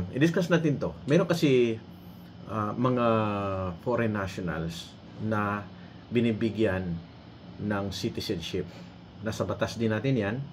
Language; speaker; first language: Filipino; native; Filipino